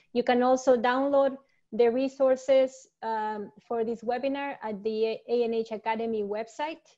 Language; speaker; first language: English; non-native, fluent; Spanish